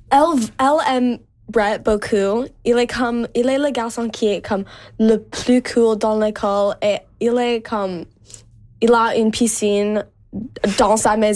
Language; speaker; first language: French; non-native, local second language; English